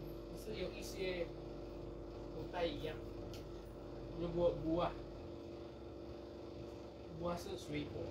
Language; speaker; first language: Chinese; non-native, learner; Indonesian